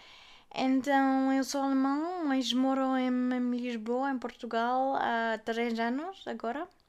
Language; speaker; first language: Portuguese; non-native, fluent; German